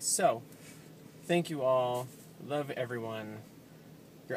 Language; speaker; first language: English; native; English